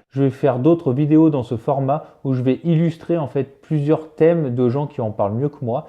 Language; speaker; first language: French; native; French